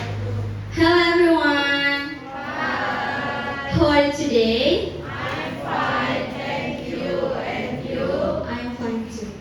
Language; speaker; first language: English; non-native, learner; Indonesian